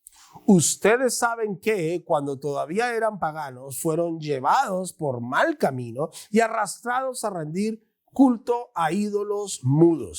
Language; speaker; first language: Spanish; native; Spanish